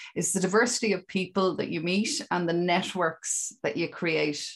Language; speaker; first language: English; native; English